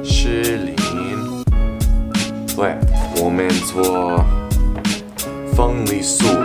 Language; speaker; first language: Chinese; non-native, learner; English